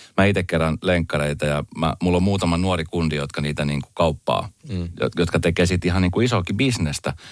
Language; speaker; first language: Finnish; native; Finnish